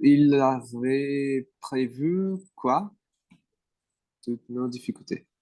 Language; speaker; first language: French; non-native, learner; Portuguese